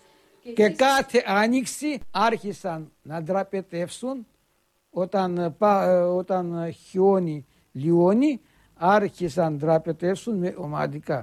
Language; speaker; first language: Greek; early bilingual, heritage; Greek